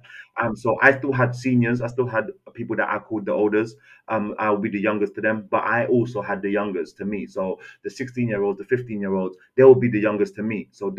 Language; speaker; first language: English; native; English